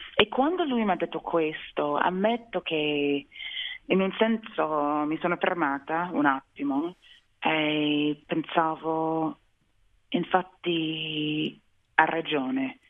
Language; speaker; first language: Italian; non-native, fluent; English